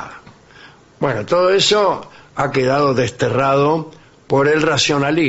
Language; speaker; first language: Spanish; native; Spanish